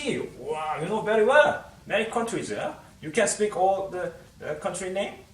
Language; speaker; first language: English; non-native, learner; Korean